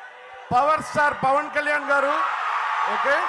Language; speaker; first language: Telugu; non-native, learner; Tamil